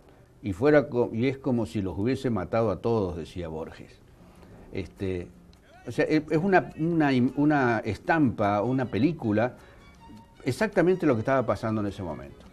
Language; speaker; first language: Spanish; native; Spanish